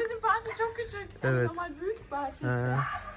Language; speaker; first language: Turkish; non-native, learner; German